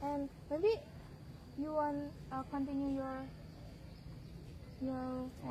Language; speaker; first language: English; non-native, learner; Javanese